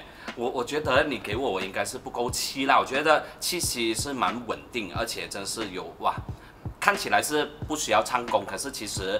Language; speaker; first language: Chinese; native; Chinese